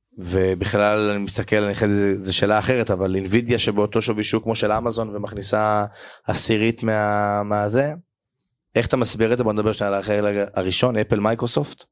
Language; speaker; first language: Hebrew; native; Hebrew